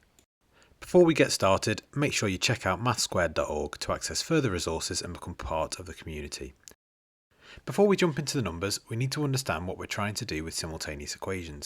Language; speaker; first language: English; native; English